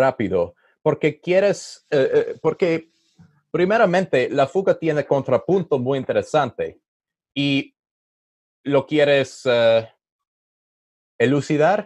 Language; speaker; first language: Spanish; non-native, learner; English